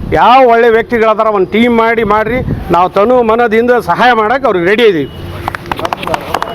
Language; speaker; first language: Kannada; non-native, local second language; Urdu